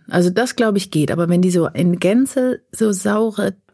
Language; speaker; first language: German; native; German